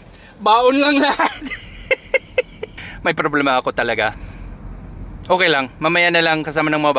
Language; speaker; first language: Filipino; non-native, fluent; English